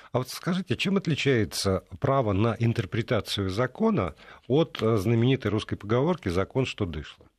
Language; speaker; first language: Russian; native; Russian